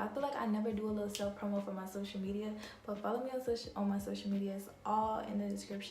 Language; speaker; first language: English; native; English